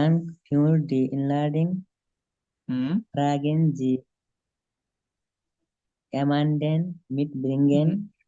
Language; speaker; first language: German; non-native, learner; Nepali